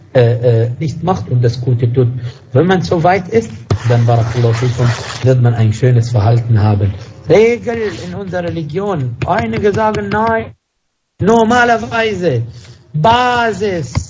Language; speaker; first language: German; non-native, fluent; Arabic